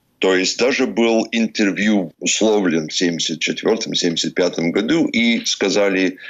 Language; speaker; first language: Russian; early bilingual, heritage; Russian